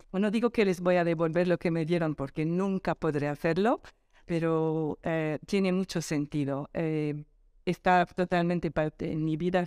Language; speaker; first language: Spanish; early bilingual, other home language; Arabic